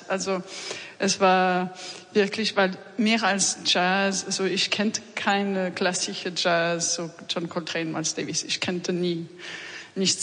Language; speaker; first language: German; non-native, learner; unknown